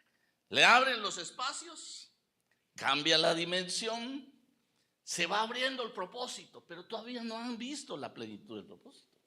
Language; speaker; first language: Spanish; native; Spanish